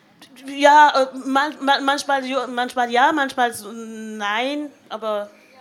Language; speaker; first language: German; non-native, fluent; French